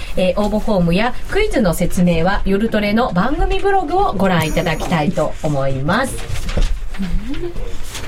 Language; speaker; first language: Japanese; native; Japanese